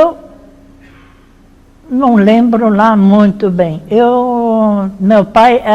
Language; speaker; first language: Portuguese; early bilingual, other home language; German